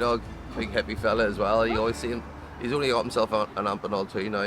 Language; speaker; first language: English; native; English